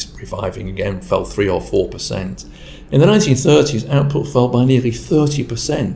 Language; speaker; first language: English; native; English